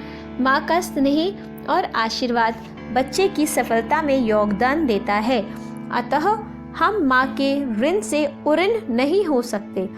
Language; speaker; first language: Hindi; native; Hindi